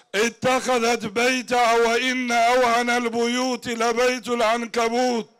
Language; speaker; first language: Arabic; non-native, fluent; Turkish